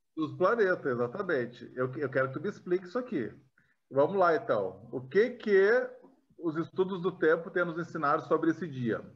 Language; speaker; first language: Portuguese; native; Portuguese